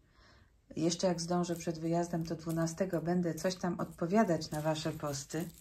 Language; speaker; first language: Polish; native; Polish